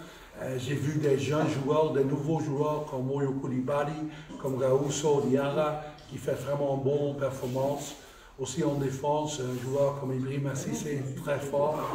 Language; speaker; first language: French; non-native, fluent; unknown